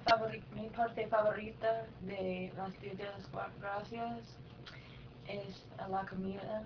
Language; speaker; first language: Spanish; non-native, learner; English